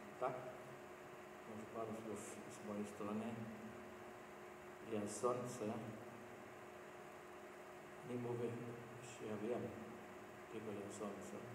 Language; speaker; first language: Polish; non-native, learner; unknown